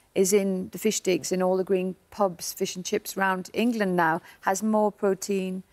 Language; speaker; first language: English; native; English